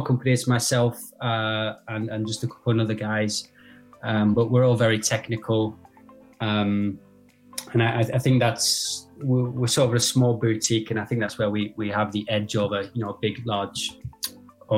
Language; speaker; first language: English; native; English